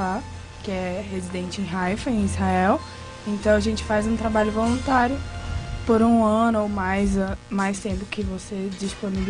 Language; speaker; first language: Portuguese; early bilingual, other home language; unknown